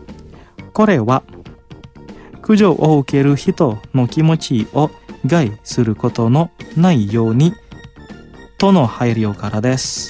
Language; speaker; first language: Japanese; non-native, fluent; Indonesian